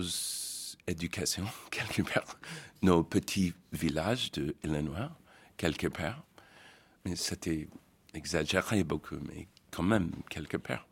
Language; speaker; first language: French; non-native, fluent; English